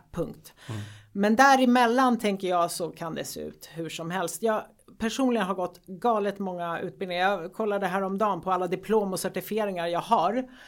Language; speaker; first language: Swedish; early bilingual, other home language; Greek